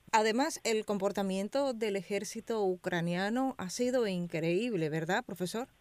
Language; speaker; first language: Spanish; native; Spanish